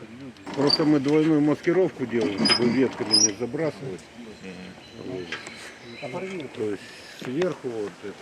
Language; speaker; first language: Russian; native; Russian